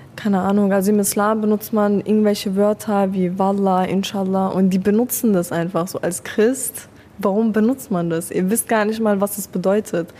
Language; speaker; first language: German; early bilingual, other home language; Persian